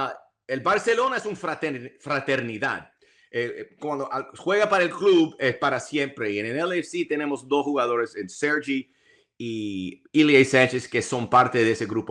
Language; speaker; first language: Spanish; early bilingual, heritage; English